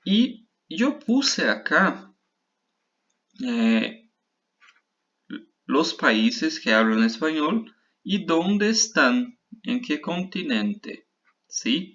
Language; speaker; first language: Spanish; non-native, fluent; Portuguese